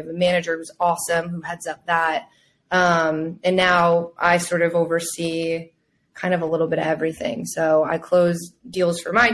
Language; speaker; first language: English; native; English